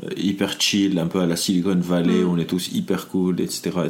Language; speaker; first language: French; non-native, local second language; Arabic